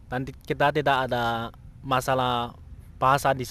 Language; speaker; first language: Indonesian; non-native, learner; Chinese